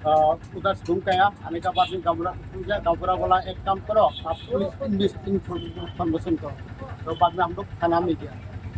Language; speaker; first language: Hindi; non-native, local second language; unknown